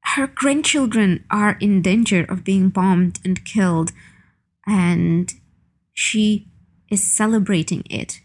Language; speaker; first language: English; non-native, fluent; Ukrainian